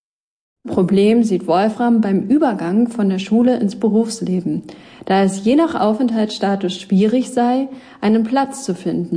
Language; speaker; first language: German; native; German